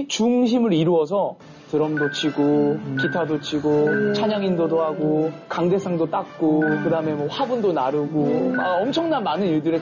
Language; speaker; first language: Korean; native; Korean